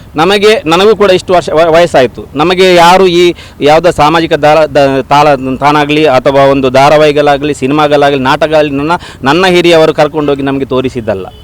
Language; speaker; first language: Kannada; non-native, local second language; Tulu